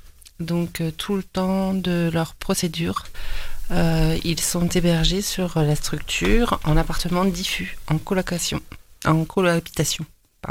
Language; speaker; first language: French; native; French